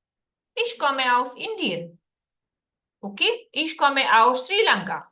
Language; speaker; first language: German; non-native, fluent; Hindi